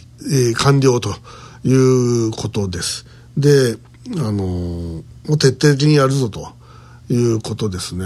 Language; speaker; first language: Japanese; native; Japanese